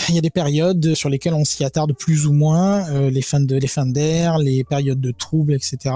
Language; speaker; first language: French; native; French